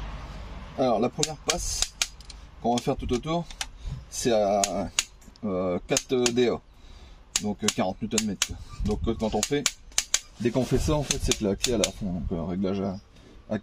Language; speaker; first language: French; native; French